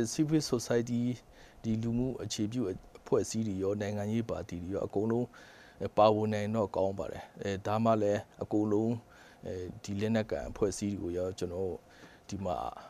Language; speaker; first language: Burmese; non-native, local second language; Kachin